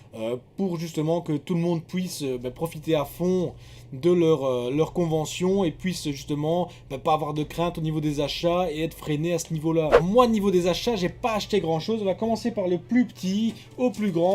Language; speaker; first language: French; native; French